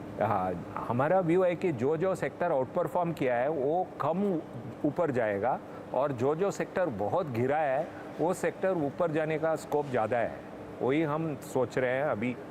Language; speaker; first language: Hindi; non-native, local second language; Tamil